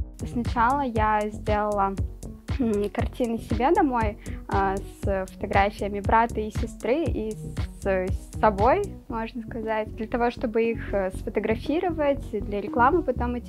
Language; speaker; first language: Russian; native; Russian